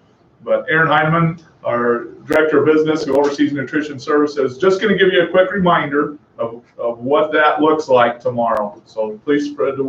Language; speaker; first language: English; native; English